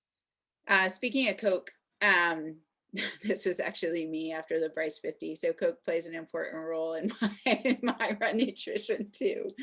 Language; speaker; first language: English; native; English